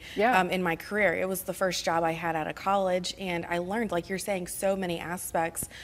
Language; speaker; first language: English; native; English